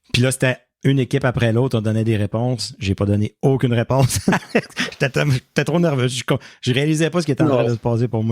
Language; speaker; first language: French; native; French